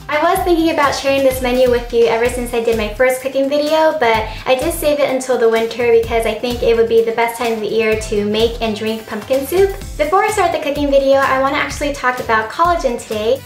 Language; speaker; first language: English; early bilingual, other home language; Japanese